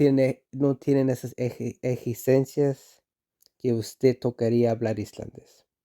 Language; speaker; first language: Spanish; non-native, fluent; Icelandic